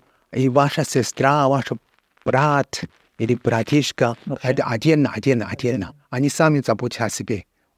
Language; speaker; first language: Russian; non-native, learner; Chinese